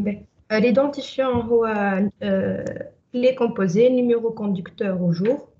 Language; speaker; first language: French; non-native, local second language; Arabic